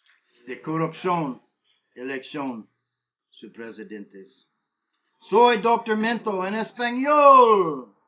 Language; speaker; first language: Spanish; non-native, learner; English